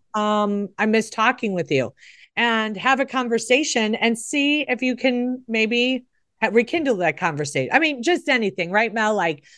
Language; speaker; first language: English; native; English